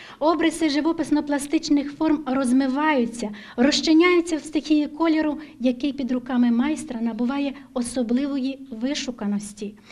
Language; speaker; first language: Ukrainian; native; Ukrainian